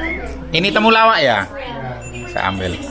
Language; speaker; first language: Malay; non-native, local second language; Javanese